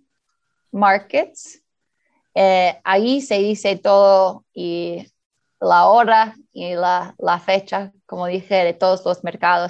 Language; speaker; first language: Spanish; early bilingual, heritage; Spanish